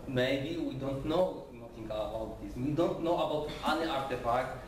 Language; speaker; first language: English; non-native, learner; Polish